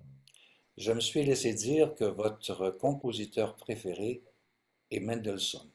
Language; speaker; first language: French; native; French